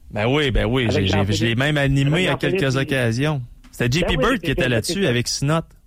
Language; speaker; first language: French; native; French